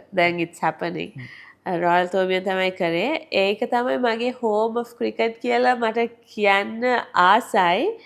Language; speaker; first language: Sinhala; non-native, local second language; Tamil